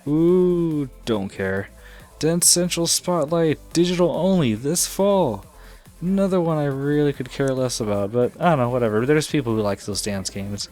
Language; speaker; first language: English; native; English